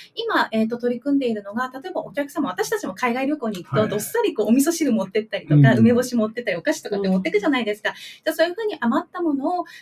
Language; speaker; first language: Japanese; native; Japanese